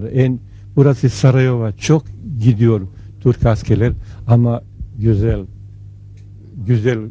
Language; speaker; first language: Turkish; non-native, learner; Bosnian